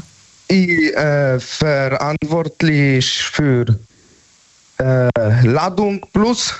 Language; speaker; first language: German; non-native, learner; Polish